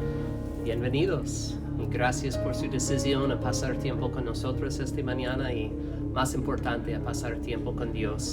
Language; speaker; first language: Spanish; non-native, fluent; English